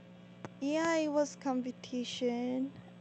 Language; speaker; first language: English; non-native, learner; Korean